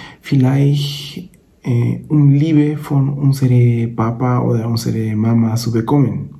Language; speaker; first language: German; non-native, fluent; Spanish